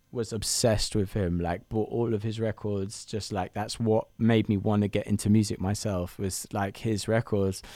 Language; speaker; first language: English; native; English